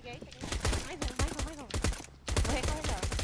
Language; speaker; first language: Portuguese; native; Portuguese